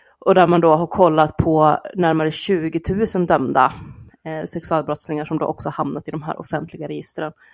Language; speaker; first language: Swedish; native; Swedish